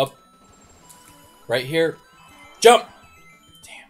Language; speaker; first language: English; native; English